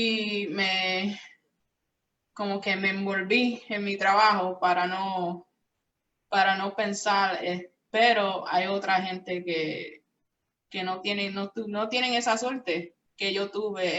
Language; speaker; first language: Spanish; early bilingual, heritage; Spanish